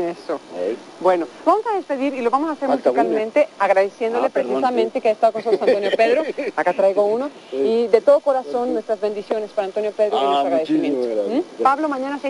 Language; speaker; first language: Spanish; native; Spanish